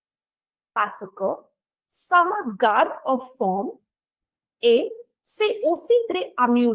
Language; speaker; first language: French; non-native, fluent; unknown